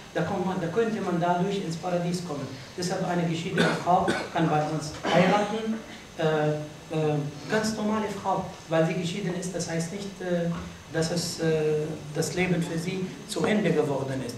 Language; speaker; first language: German; non-native, fluent; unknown